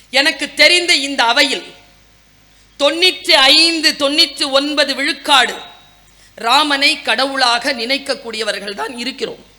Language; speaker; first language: Tamil; non-native, local second language; Urdu